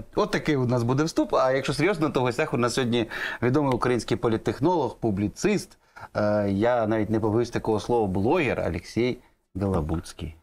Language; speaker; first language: Ukrainian; native; Ukrainian